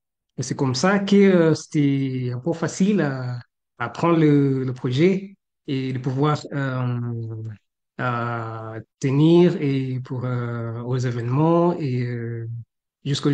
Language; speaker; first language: French; non-native, fluent; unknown